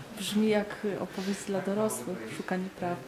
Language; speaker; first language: Polish; native; Polish